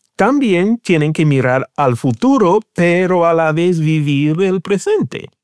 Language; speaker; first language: Spanish; non-native, fluent; English